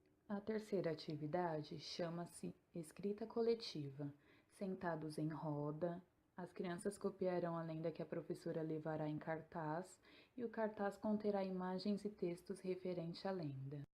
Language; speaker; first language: Portuguese; native; Portuguese